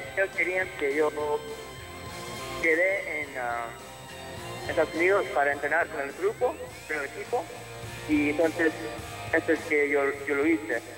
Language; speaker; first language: Spanish; early bilingual, heritage; English